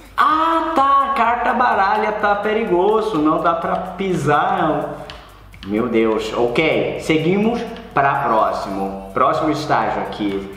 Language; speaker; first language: Portuguese; non-native, learner; English